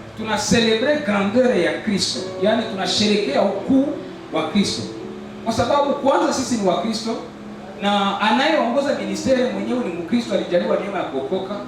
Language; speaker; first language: Swahili; native; Swahili